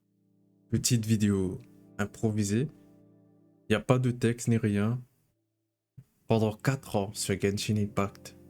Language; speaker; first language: French; native; French